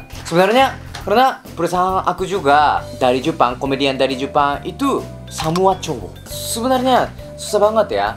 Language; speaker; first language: Indonesian; non-native, learner; Japanese